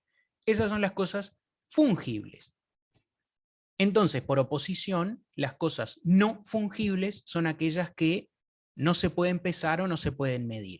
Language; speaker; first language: Spanish; native; Spanish